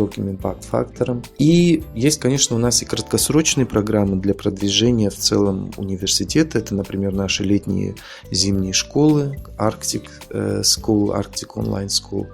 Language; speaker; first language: Russian; non-native, local second language; Yakut